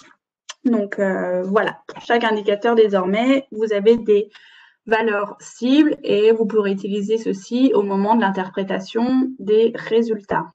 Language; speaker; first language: French; native; French